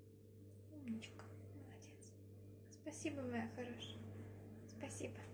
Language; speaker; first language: Russian; native; Russian